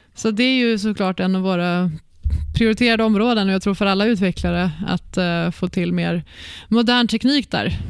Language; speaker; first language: Swedish; native; Swedish